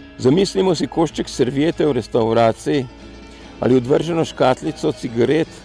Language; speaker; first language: Slovenian; native; Slovenian